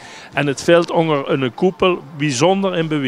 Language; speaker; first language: Dutch; native; Dutch